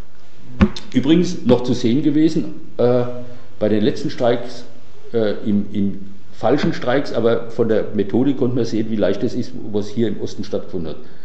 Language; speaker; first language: German; native; German